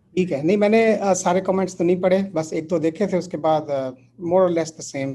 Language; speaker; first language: Urdu; native; Urdu